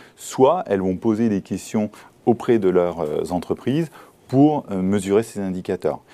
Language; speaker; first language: French; native; French